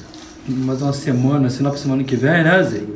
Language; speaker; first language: Portuguese; native; Portuguese